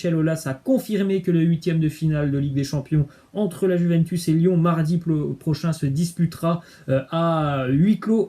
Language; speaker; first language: French; native; French